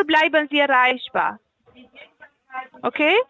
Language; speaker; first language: German; non-native, fluent; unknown